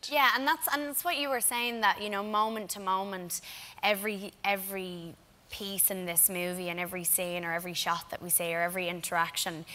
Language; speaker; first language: English; native; English